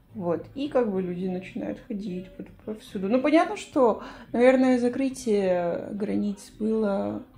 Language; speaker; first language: Russian; non-native, fluent; Spanish